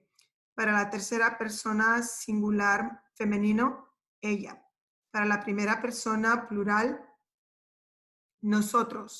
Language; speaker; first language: Spanish; non-native, fluent; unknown